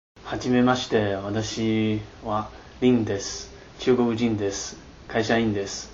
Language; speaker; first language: Japanese; non-native, learner; Chinese